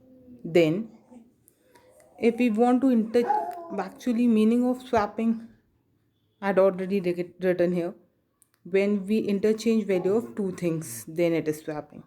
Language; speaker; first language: English; non-native, local second language; Hindi